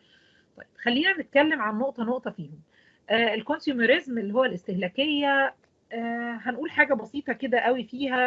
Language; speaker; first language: Arabic; native; Arabic